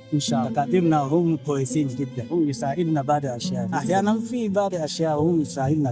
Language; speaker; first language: Arabic; non-native, learner; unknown